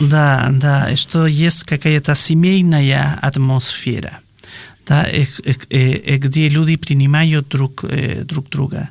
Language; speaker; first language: Russian; non-native, fluent; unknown